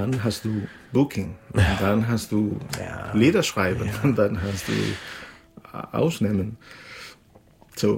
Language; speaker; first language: German; non-native, fluent; Spanish